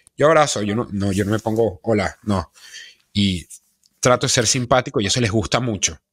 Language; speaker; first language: Spanish; native; Spanish